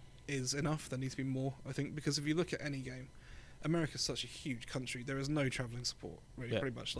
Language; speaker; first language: English; native; English